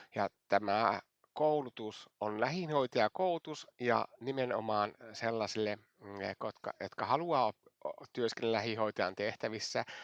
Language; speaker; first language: Finnish; non-native, fluent; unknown